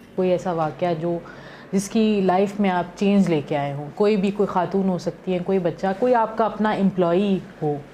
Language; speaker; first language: Urdu; native; Urdu